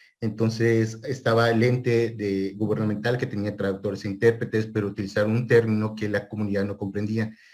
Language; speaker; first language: Spanish; native; Spanish